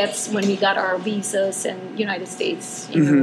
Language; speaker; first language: English; non-native, fluent; Bosnian